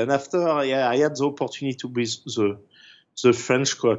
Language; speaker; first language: English; non-native, fluent; French